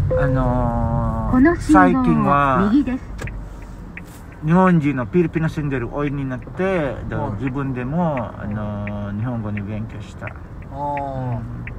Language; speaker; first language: Japanese; non-native, learner; Filipino